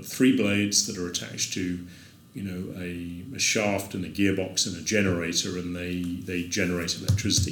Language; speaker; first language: English; native; English